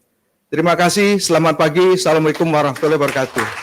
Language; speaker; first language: Indonesian; native; Indonesian